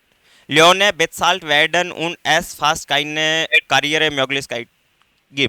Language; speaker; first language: German; non-native, fluent; Hindi